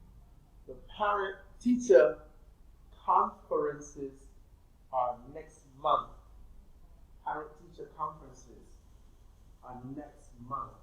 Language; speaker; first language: English; non-native, fluent; Thai